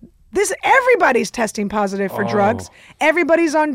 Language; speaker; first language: English; early bilingual, other home language; Russian